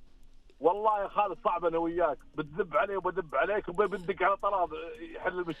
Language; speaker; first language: Arabic; native; Arabic